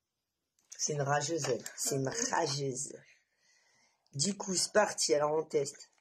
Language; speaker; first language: French; native; French